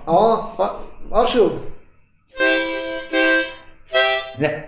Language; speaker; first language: Swedish; native; Swedish